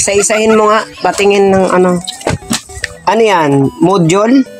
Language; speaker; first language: Filipino; native; Filipino